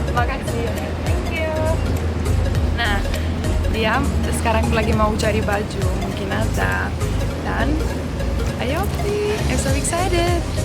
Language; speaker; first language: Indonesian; non-native, learner; Romanian